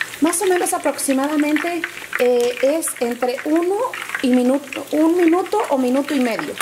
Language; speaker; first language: Spanish; native; Spanish